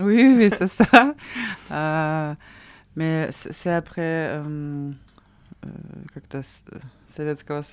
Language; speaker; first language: French; non-native, learner; Russian